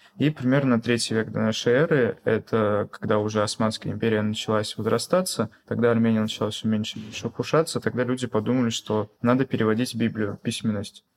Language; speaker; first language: Russian; early bilingual, other home language; Armenian